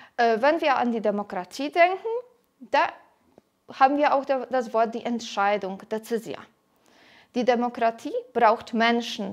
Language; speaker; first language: German; non-native, fluent; Polish